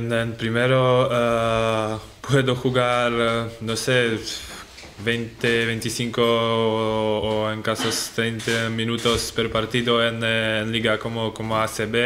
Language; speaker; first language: Spanish; non-native, learner; Czech